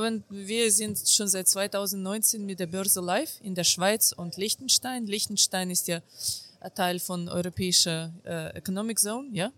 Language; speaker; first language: German; non-native, fluent; Ukrainian